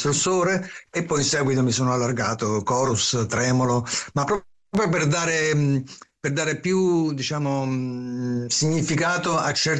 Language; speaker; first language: Italian; native; Italian